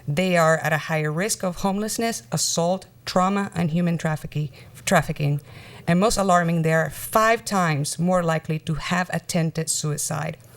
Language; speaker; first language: English; non-native, fluent; Spanish